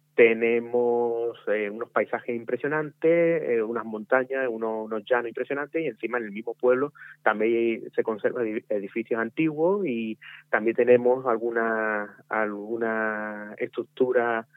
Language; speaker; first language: Spanish; native; Spanish